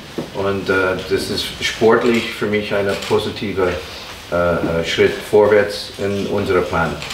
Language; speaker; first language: German; non-native, fluent; English